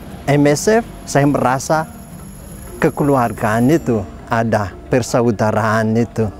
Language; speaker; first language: Indonesian; non-native, fluent; Malagasy